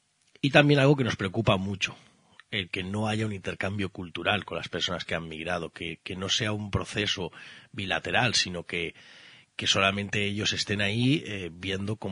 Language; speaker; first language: Spanish; native; Spanish